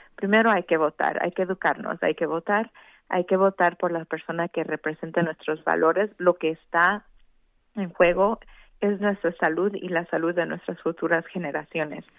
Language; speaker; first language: Spanish; native; Spanish